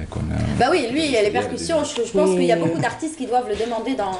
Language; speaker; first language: French; native; French